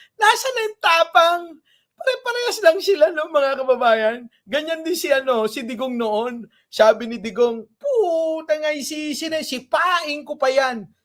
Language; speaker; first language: Filipino; non-native, local second language; Iloko